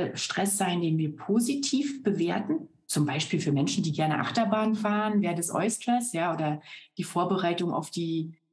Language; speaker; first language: German; native; German